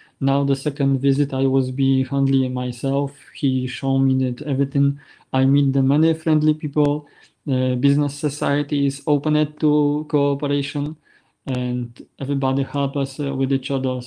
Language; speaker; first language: English; non-native, learner; Polish